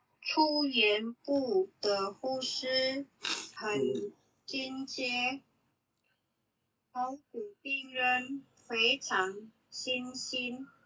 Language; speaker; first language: Chinese; non-native, learner; Indonesian